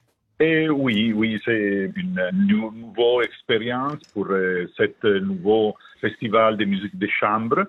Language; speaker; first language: French; non-native, fluent; Italian